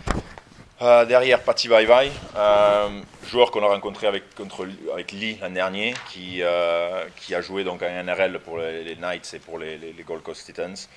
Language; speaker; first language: French; native; French